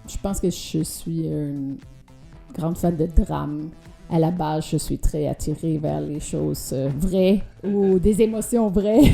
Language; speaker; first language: French; non-native, fluent; Danish